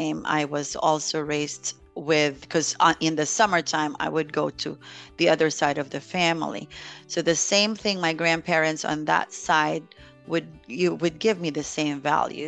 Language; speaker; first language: English; non-native, local second language; Filipino